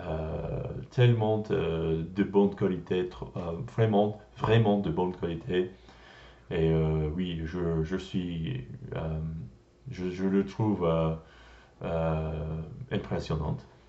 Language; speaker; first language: French; non-native, learner; English